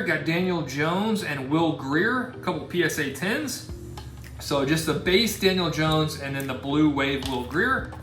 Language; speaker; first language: English; native; English